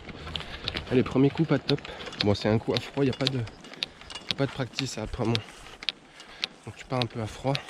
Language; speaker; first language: French; native; French